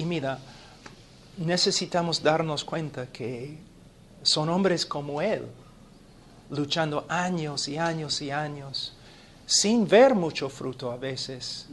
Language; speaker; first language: Spanish; non-native, fluent; English